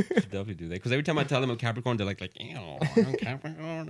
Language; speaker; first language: English; non-native, local second language; Urdu